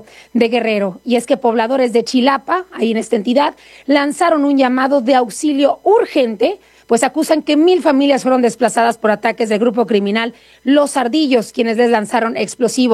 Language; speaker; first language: Spanish; native; Spanish